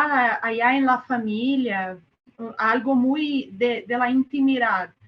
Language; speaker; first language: Spanish; non-native, fluent; Portuguese